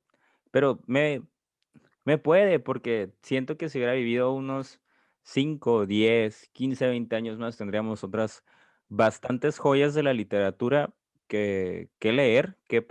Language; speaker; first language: Spanish; native; Spanish